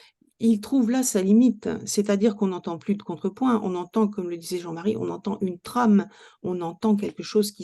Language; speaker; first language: French; native; French